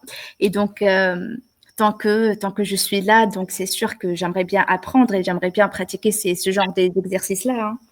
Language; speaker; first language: French; non-native, local second language; Arabic